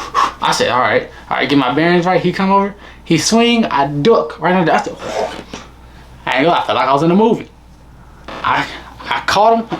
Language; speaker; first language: English; native; English